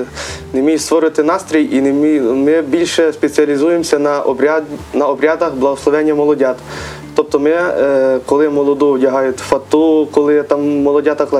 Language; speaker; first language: Ukrainian; native; Ukrainian